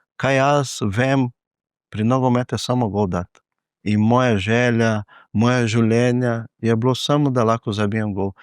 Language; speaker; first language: Slovenian; non-native, fluent; Portuguese